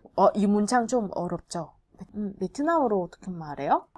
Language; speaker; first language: Korean; non-native, fluent; Vietnamese